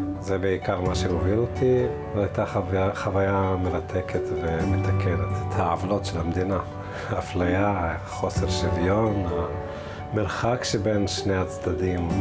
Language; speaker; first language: Hebrew; non-native, local second language; Arabic